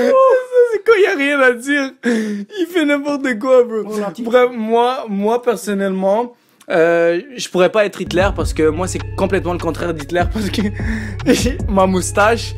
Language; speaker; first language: French; native; French